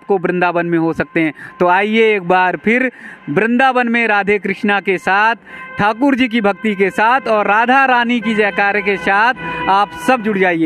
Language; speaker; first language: Hindi; native; Hindi